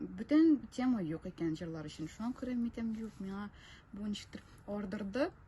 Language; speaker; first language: Tatar; non-native, local second language; Russian